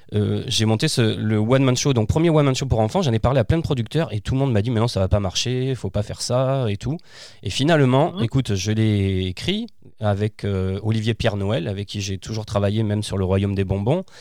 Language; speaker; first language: French; native; French